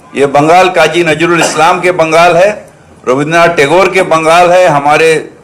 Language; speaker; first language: Hindi; non-native, local second language; Bangla